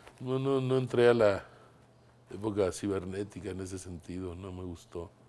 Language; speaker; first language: Spanish; native; Spanish